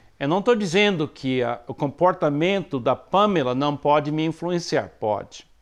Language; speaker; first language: Portuguese; non-native, fluent; English